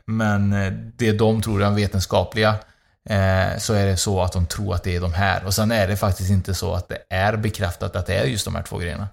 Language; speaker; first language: Swedish; early bilingual, other home language; Spanish